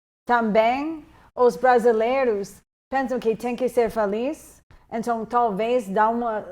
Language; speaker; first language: Portuguese; non-native, fluent; English